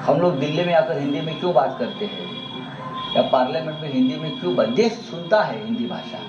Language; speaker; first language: Hindi; non-native, local second language; Marathi